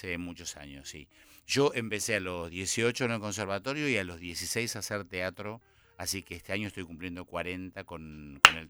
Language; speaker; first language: Spanish; native; Spanish